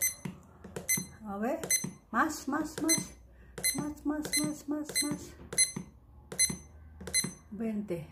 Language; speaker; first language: Spanish; non-native, learner; Indonesian